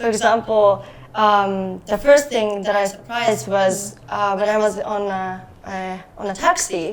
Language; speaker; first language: English; non-native, fluent; Japanese